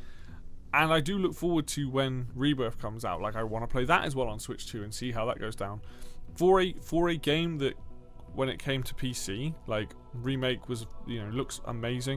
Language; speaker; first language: English; native; English